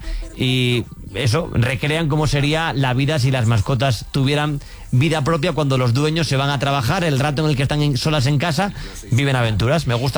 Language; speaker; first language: Spanish; native; Spanish